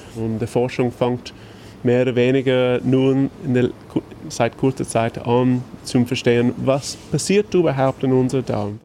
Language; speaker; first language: German; non-native, fluent; English